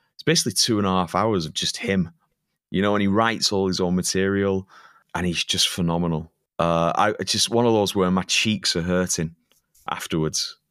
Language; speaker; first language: English; native; English